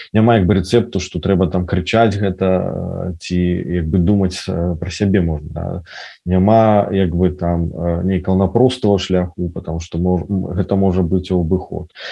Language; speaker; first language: Belarusian; non-native, local second language; Russian